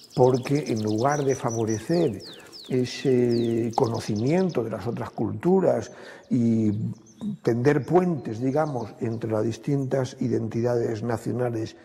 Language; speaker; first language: Spanish; non-native, local second language; Catalan